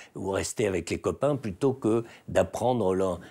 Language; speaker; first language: French; native; French